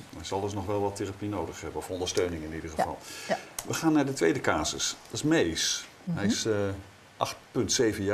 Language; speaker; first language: Dutch; native; Dutch